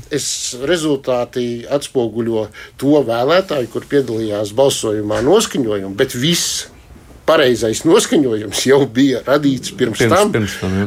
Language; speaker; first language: Latvian; native; Latvian